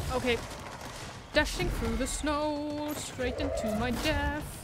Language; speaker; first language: English; non-native, fluent; German